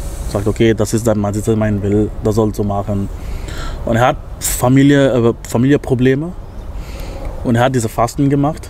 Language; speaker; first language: German; non-native, fluent; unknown